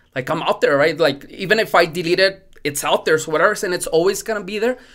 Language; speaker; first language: English; non-native, fluent; Spanish